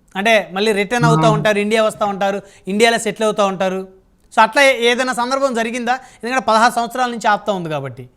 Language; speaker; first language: Telugu; native; Telugu